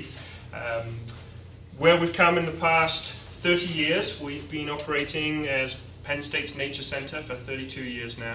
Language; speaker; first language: English; native; English